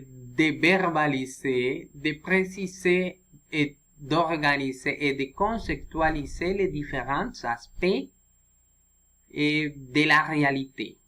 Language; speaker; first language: French; non-native, learner; Spanish